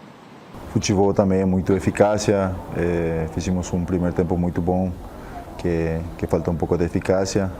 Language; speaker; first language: Portuguese; non-native, fluent; Spanish